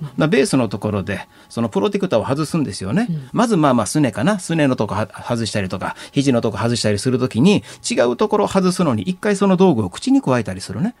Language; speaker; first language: Japanese; native; Japanese